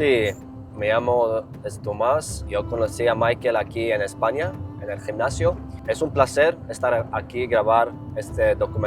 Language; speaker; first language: Spanish; non-native, learner; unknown